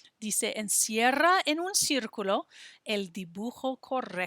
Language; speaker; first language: Spanish; non-native, fluent; English